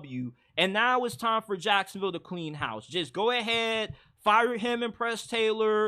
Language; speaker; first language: English; native; English